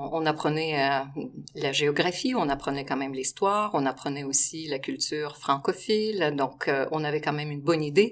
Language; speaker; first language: French; non-native, fluent; Russian